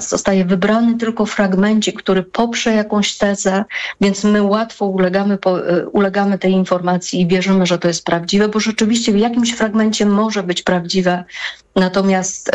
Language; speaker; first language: Polish; native; Polish